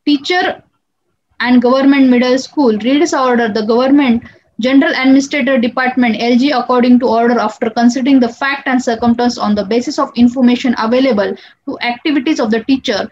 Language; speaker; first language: English; non-native, local second language; Marathi